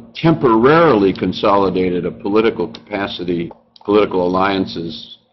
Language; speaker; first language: English; native; English